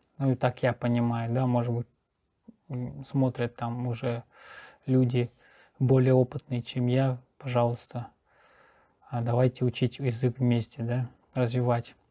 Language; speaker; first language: Russian; native; Russian